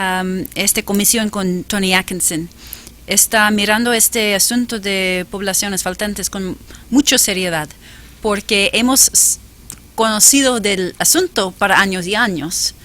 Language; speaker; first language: Spanish; non-native, fluent; English